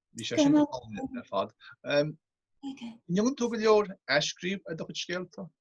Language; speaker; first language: Irish; native; Irish